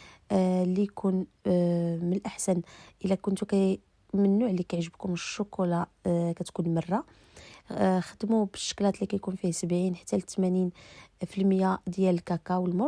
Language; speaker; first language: Arabic; native; Arabic